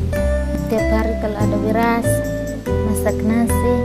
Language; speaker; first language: Indonesian; non-native, local second language; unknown